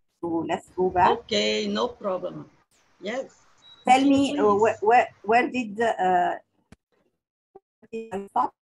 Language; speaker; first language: English; non-native, local second language; Arabic